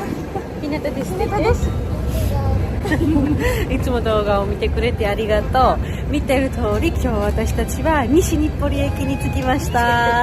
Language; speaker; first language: Japanese; non-native, fluent; Georgian